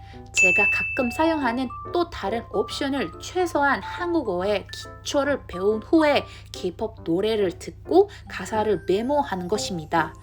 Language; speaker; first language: Korean; non-native, learner; Indonesian